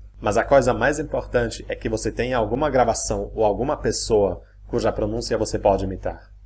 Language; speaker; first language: Portuguese; non-native, fluent; German